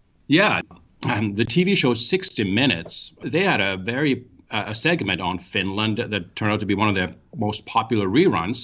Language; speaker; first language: English; non-native, fluent; Finnish